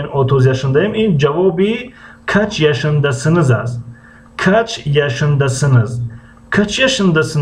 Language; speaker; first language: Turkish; non-native, fluent; Tajik